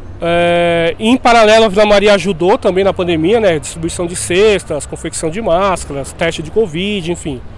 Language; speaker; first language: Portuguese; native; Portuguese